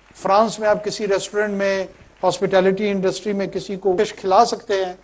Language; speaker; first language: Urdu; non-native, local second language; Pashto